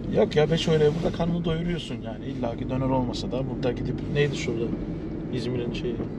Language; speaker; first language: Turkish; early bilingual, heritage; Turkish